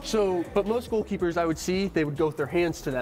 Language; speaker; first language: English; native; English